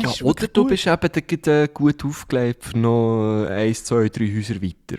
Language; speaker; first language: German; native; German